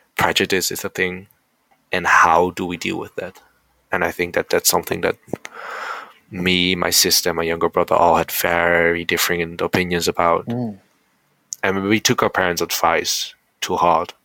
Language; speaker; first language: English; early bilingual, heritage; Dutch